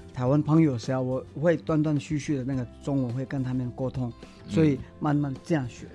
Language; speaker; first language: Chinese; non-native, learner; Tibetan